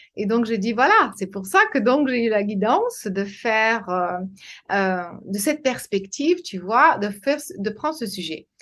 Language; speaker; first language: French; non-native, fluent; English